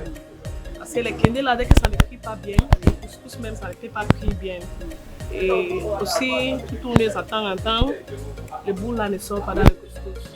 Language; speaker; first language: French; non-native, local second language; English